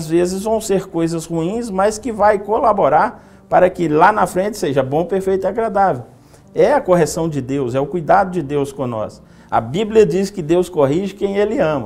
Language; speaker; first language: Portuguese; native; Portuguese